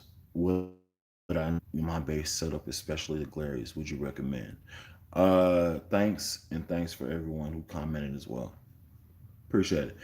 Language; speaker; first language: English; native; English